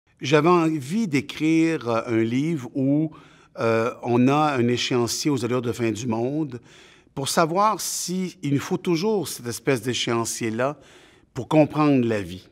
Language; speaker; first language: French; native; French